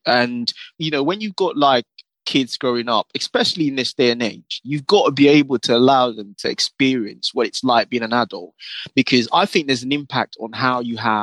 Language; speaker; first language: English; non-native, local second language; Yoruba